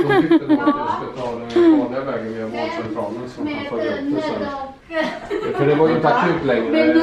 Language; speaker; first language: Swedish; native; Swedish